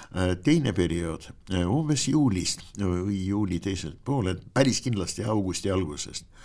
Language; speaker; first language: Estonian; non-native, local second language; Russian